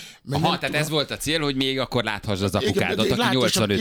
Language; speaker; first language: Hungarian; native; Hungarian